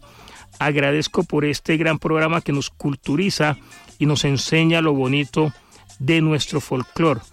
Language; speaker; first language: Spanish; native; Spanish